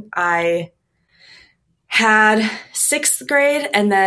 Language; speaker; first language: English; native; English